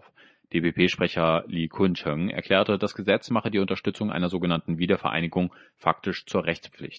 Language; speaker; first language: German; native; German